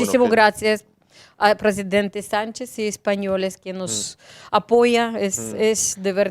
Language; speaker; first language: Spanish; non-native, learner; Ukrainian